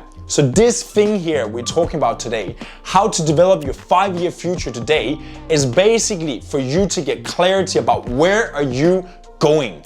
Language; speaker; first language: English; non-native, fluent; Danish